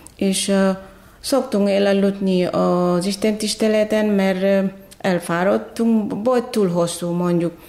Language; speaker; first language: Hungarian; non-native, fluent; Batak Toba